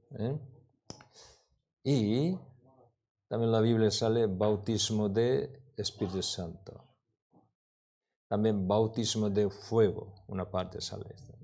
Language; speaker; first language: Spanish; non-native, learner; Korean